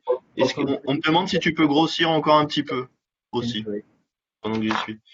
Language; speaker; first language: French; native; French